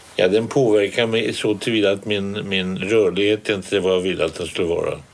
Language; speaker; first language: Swedish; native; Swedish